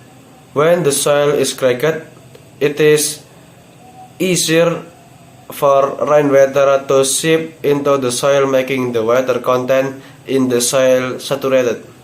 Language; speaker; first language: English; non-native, learner; Indonesian